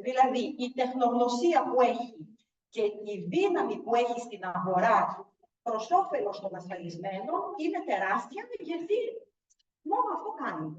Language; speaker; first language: Greek; early bilingual, heritage; Greek